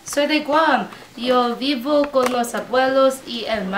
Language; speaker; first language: Spanish; non-native, learner; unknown